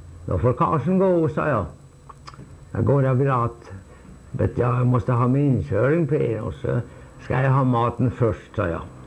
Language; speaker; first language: English; non-native, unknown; Swedish